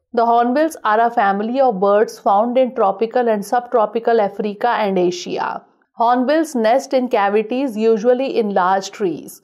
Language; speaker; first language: English; non-native, local second language; Hindi